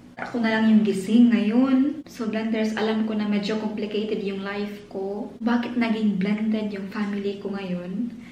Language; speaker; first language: Filipino; non-native, local second language; Cebuano